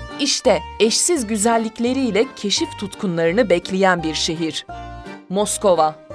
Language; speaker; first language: Turkish; native; Turkish